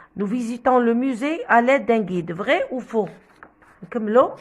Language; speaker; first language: French; non-native, local second language; Arabic